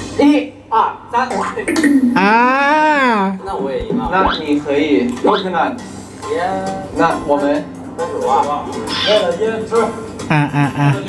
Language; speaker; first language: Chinese; non-native, learner; Thai